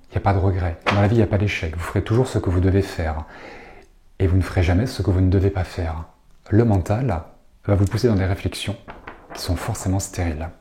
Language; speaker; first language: French; native; French